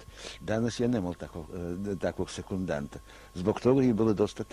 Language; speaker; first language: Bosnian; non-native, learner; Russian